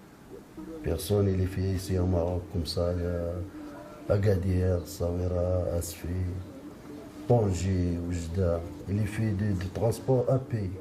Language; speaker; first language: French; non-native, learner; Arabic